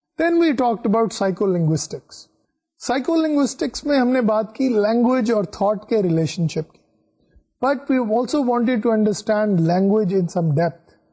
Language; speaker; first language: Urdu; non-native, local second language; Punjabi